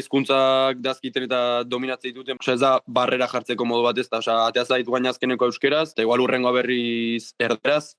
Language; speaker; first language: Basque; native; Basque